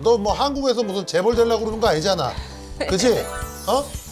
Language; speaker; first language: Korean; native; Korean